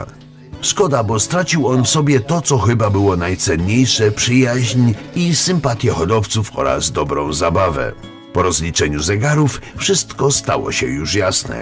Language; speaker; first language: Polish; native; Polish